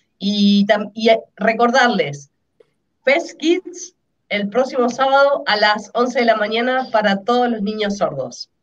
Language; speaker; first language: Spanish; native; Spanish